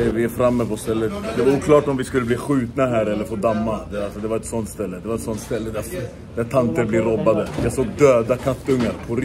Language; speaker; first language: Swedish; native; Swedish